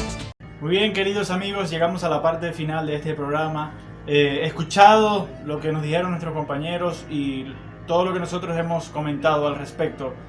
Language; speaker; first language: Spanish; native; Spanish